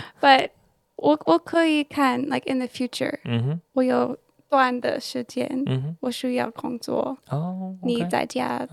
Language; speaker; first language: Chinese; non-native, learner; English